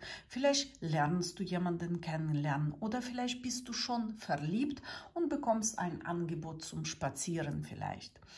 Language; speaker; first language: German; non-native, learner; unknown